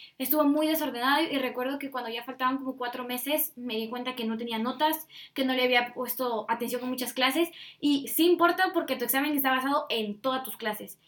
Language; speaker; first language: Spanish; native; Spanish